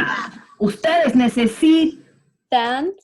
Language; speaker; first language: Spanish; non-native, fluent; English